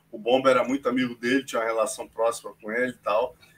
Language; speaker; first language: Portuguese; native; Portuguese